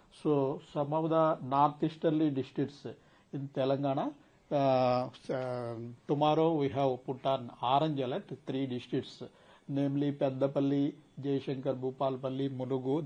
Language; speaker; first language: English; non-native, local second language; Telugu